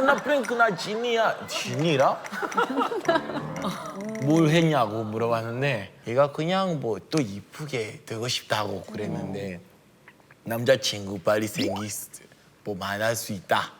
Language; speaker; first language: Korean; non-native, fluent; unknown